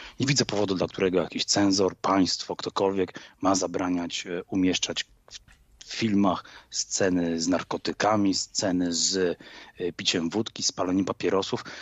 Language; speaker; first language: Polish; native; Polish